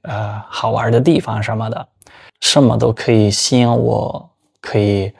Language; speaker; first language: Chinese; non-native, fluent; Spanish